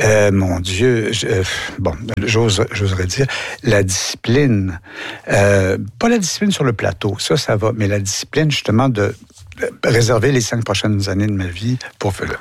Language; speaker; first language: French; native; French